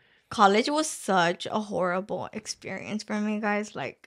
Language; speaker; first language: English; early bilingual, other home language; Spanish